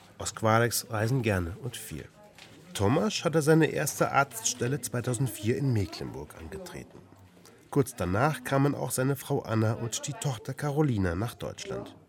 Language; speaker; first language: German; native; German